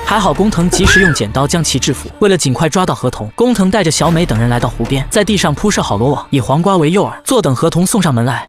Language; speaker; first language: Chinese; native; Chinese